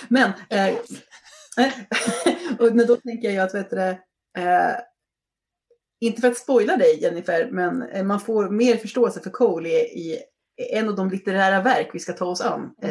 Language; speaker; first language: Swedish; native; Swedish